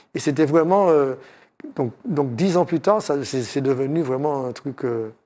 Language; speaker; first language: French; native; French